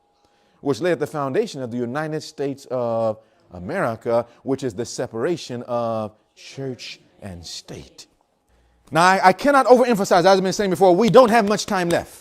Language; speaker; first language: English; native; English